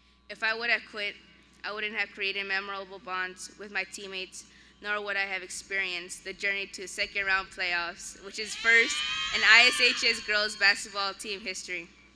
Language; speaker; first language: English; early bilingual, other home language; Spanish